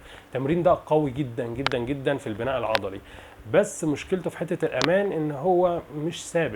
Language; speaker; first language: Arabic; native; Arabic